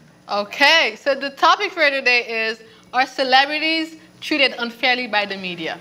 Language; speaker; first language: English; native; English